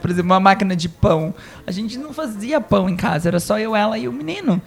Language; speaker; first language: Portuguese; native; Portuguese